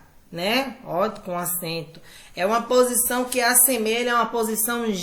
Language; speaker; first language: Portuguese; native; Portuguese